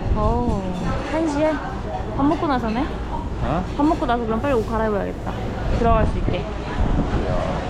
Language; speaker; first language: Korean; native; Korean